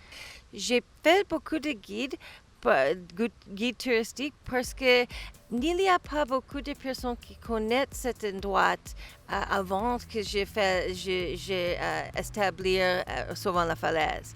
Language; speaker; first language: French; non-native, learner; English